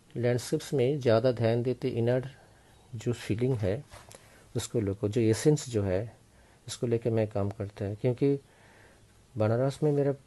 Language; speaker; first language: Hindi; native; Hindi